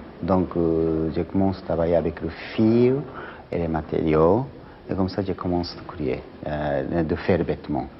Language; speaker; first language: French; non-native, learner; Japanese